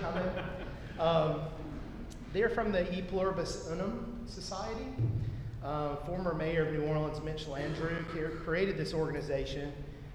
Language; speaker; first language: English; native; English